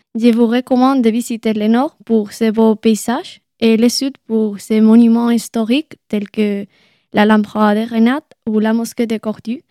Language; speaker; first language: French; non-native, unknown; Spanish